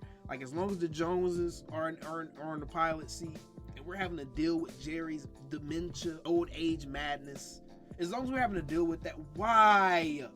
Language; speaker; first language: English; native; English